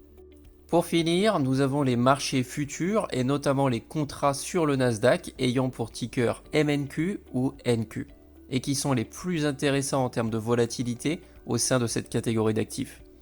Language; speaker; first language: French; native; French